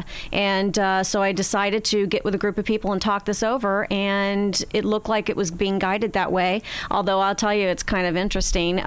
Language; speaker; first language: English; native; English